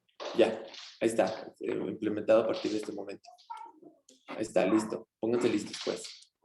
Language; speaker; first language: Spanish; native; Spanish